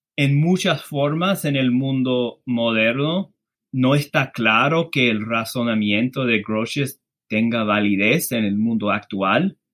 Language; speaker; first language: Spanish; non-native, fluent; English